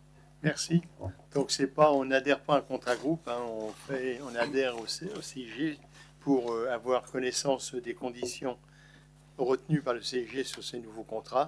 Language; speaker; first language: French; native; French